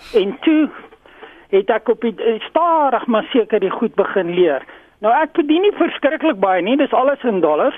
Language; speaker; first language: Afrikaans; non-native, local second language; English